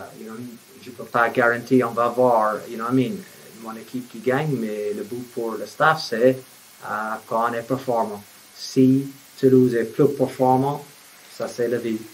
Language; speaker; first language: French; non-native, fluent; English